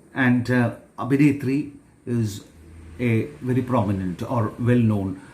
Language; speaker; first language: English; non-native, local second language; Malayalam